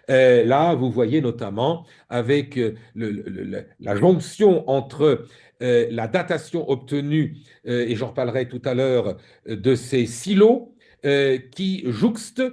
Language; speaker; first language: French; native; French